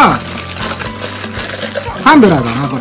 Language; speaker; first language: Japanese; native; Japanese